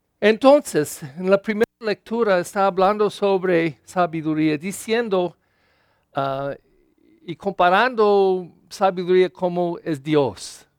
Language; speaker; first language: Spanish; non-native, learner; English